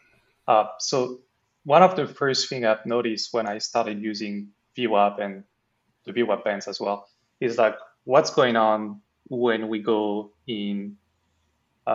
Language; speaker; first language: English; non-native, fluent; French